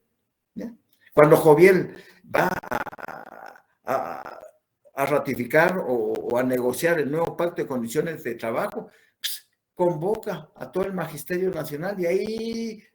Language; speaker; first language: Spanish; native; Spanish